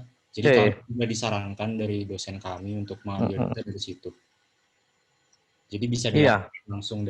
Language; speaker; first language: Indonesian; native; Indonesian